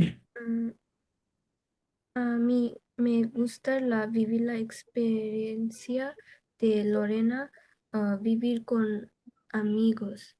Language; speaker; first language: Spanish; non-native, learner; Bangla